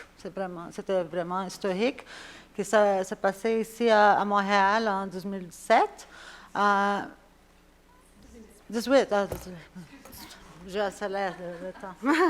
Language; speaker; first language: French; non-native, fluent; Spanish